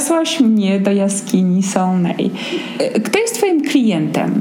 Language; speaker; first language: Polish; native; Polish